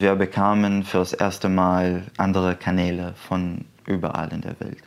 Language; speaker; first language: German; non-native, fluent; Arabic